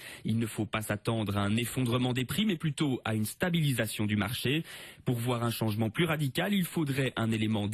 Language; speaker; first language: French; native; French